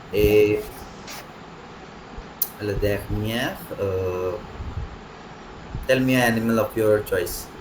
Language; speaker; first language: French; non-native, fluent; Hindi